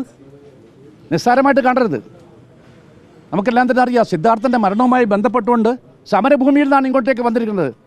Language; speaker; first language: Malayalam; native; Malayalam